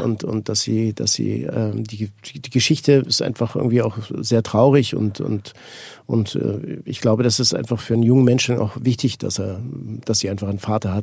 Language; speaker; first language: German; native; German